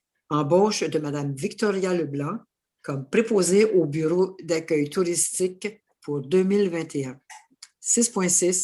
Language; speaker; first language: French; native; French